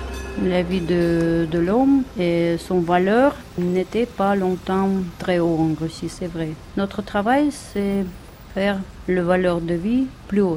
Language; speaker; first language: French; non-native, learner; Russian